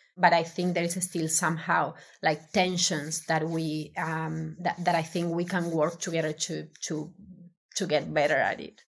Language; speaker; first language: English; non-native, fluent; Spanish